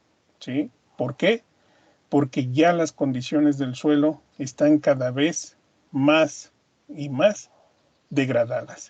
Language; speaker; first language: Spanish; native; Spanish